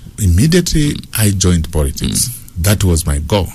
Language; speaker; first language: English; non-native, local second language; Bemba